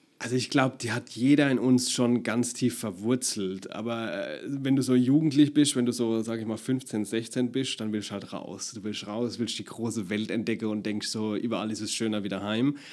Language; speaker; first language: German; native; German